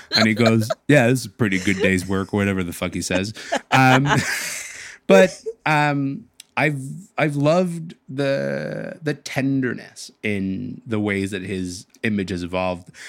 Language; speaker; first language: English; early bilingual, other home language; Arabic